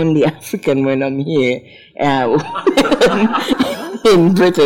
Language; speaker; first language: English; non-native, local second language; Ganda